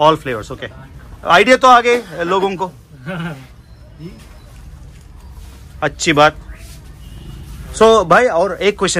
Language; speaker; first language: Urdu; non-native, local second language; Telugu